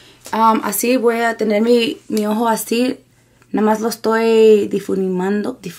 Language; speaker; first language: Spanish; early bilingual, heritage; Spanish